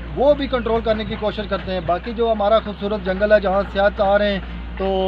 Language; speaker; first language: Urdu; non-native, local second language; Pahari-Potwari